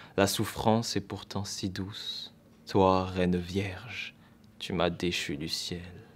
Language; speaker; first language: French; native; French